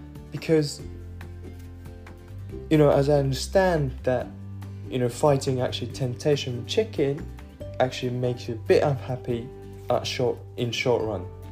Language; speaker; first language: English; non-native, fluent; Japanese